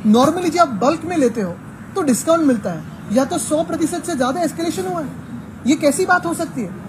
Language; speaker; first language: Hindi; non-native, local second language; Marathi